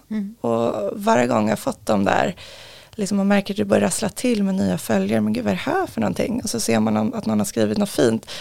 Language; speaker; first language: Swedish; native; Swedish